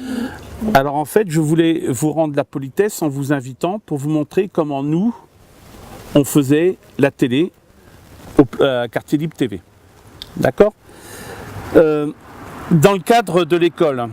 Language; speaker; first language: French; native; French